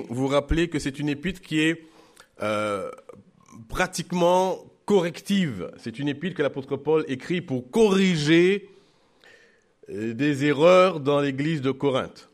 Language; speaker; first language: French; native; French